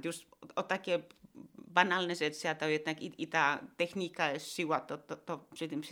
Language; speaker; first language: Polish; non-native, fluent; Finnish